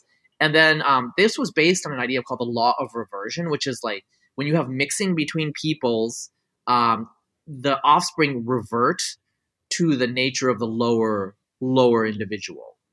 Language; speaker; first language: English; early bilingual, other home language; Bangla